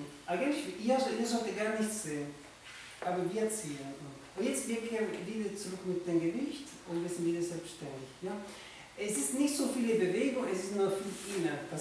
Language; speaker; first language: German; non-native, fluent; Italian